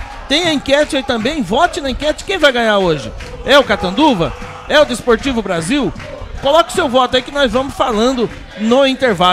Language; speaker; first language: Portuguese; native; Portuguese